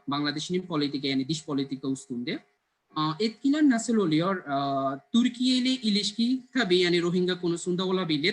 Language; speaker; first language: Turkish; non-native, learner; Bangla